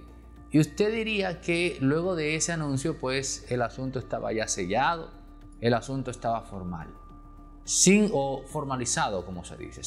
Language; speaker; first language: Spanish; native; Spanish